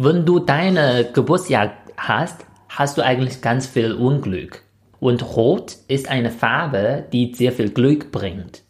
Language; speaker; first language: German; non-native, fluent; Chinese